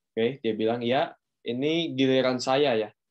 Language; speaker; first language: Indonesian; native; Indonesian